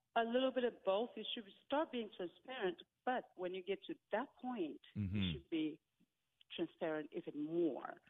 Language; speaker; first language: English; non-native, fluent; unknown